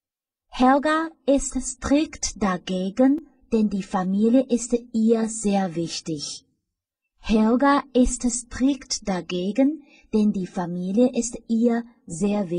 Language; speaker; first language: German; non-native, fluent; Chinese